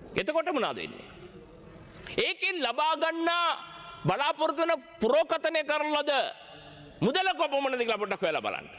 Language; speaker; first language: Sinhala; non-native, local second language; Tamil